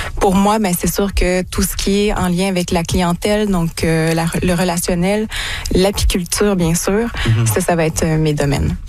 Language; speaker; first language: French; native; French